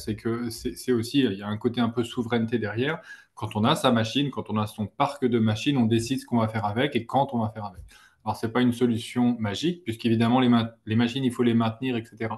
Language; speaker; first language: French; native; French